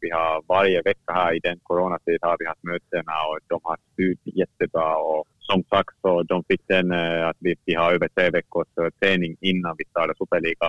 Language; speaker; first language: Swedish; non-native, fluent; Finnish